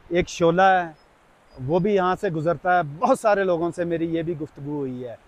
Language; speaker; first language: Urdu; native; Urdu